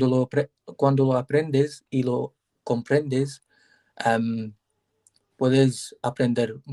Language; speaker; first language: Spanish; non-native, learner; English